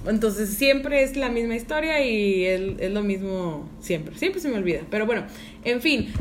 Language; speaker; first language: Spanish; native; Spanish